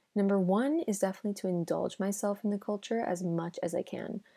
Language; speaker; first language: English; early bilingual, other home language; Spanish